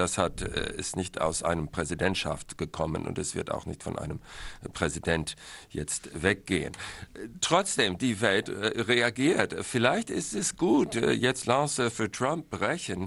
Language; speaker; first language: German; non-native, fluent; English